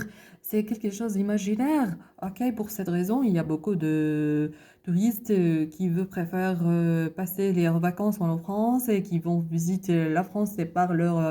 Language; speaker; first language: French; non-native, learner; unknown